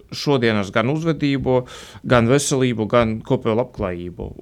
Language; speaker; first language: Latvian; non-native, fluent; Russian